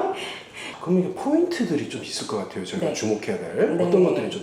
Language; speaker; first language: Korean; native; Korean